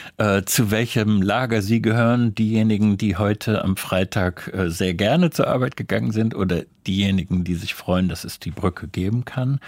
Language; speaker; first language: German; native; German